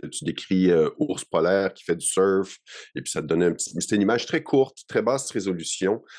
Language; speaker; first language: French; native; French